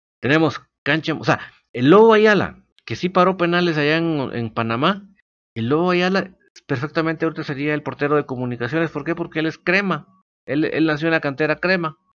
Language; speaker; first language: Spanish; native; Spanish